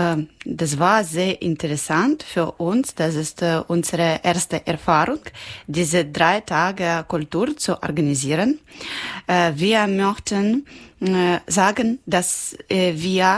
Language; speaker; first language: German; non-native, learner; Ukrainian